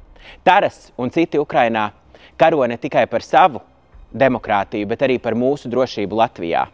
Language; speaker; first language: Latvian; native; Latvian